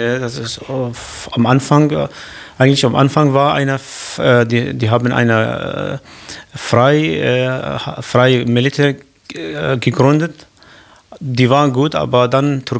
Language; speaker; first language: German; non-native, learner; Kurdish